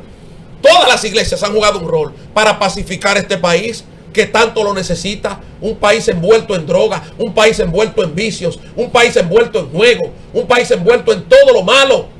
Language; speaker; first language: Spanish; native; Spanish